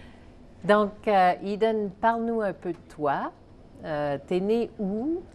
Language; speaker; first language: French; native; French